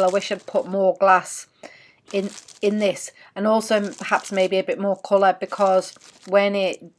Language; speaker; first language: English; native; English